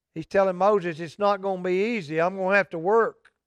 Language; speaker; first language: English; native; English